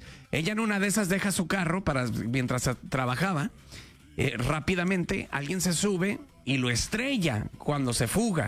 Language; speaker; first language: Spanish; native; Spanish